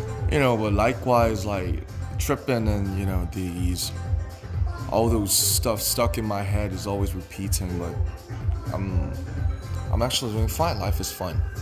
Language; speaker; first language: English; non-native, fluent; Korean